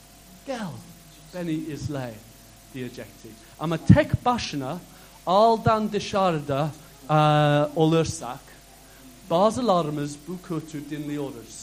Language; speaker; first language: Turkish; non-native, fluent; English